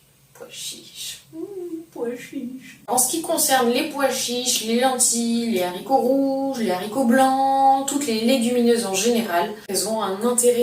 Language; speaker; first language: French; native; French